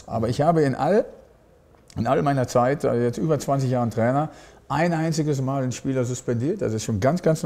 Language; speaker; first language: German; native; German